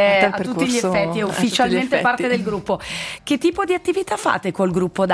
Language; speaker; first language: Italian; native; Italian